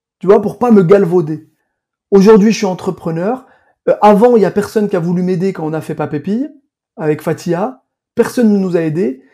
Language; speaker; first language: French; early bilingual, other home language; Arabic